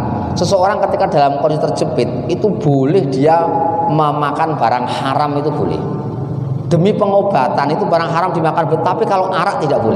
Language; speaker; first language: Indonesian; native; Indonesian